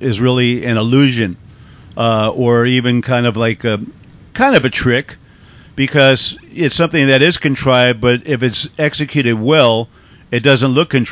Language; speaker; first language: English; native; English